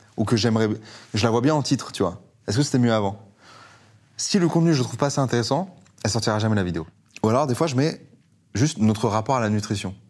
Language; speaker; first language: French; early bilingual, other home language; Persian